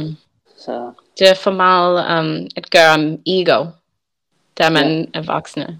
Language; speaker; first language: Danish; non-native, learner; English